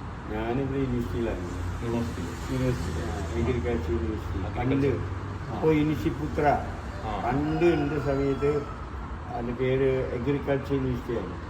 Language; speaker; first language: Malayalam; early bilingual, heritage; Malayalam